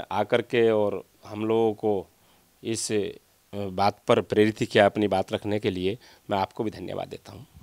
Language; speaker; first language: Hindi; native; Hindi